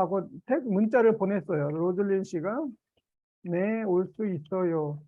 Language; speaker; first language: Korean; native; Korean